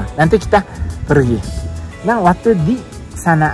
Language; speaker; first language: Indonesian; non-native, learner; Japanese